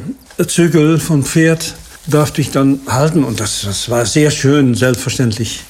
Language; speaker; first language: German; non-native, fluent; Dutch